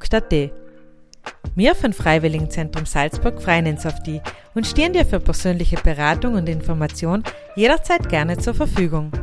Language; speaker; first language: German; native; German